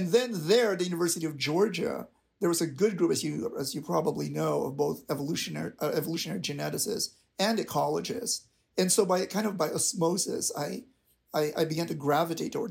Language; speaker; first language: English; non-native, local second language; Filipino